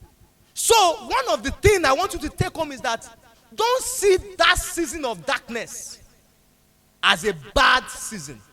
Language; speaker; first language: English; non-native, local second language; Yoruba